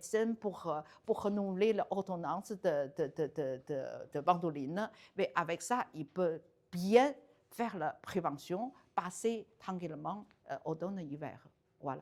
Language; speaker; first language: French; non-native, learner; Chinese